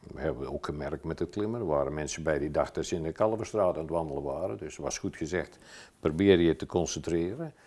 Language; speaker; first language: Dutch; native; Dutch